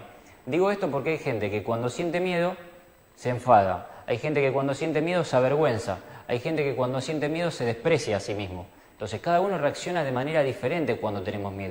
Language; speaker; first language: Spanish; native; Spanish